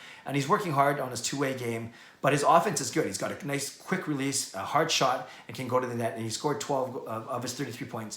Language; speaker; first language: English; native; English